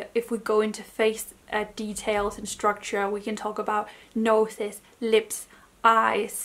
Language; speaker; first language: English; non-native, fluent; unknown